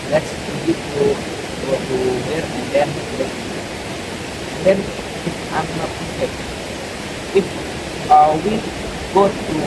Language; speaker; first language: English; non-native, learner; Indonesian